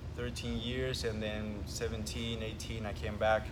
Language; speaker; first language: English; early bilingual, other home language; Spanish